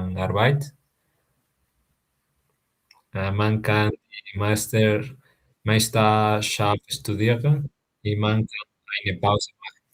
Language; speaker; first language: German; non-native, learner; Spanish